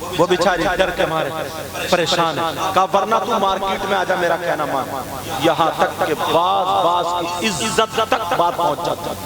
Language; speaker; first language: Urdu; native; Urdu